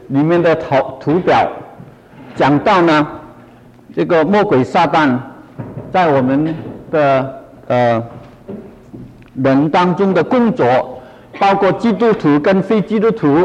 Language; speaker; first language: Chinese; non-native, local second language; Cantonese